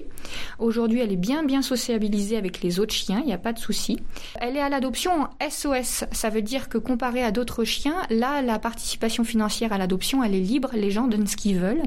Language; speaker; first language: French; native; French